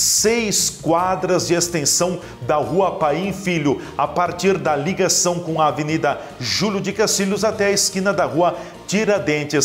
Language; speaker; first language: Portuguese; native; Portuguese